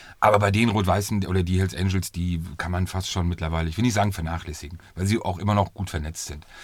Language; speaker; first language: German; native; German